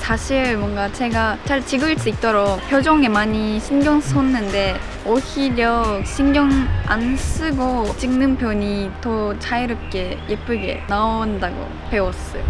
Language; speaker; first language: Korean; non-native, fluent; Japanese